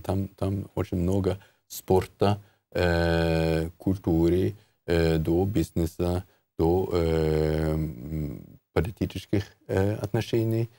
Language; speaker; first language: Russian; non-native, fluent; Norwegian